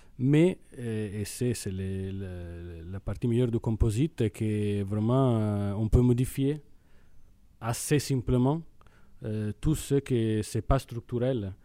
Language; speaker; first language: French; non-native, fluent; Italian